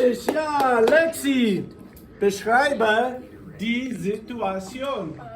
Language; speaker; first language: German; non-native, fluent; English